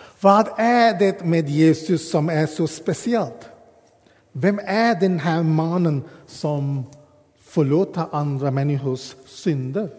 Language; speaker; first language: Swedish; non-native, fluent; English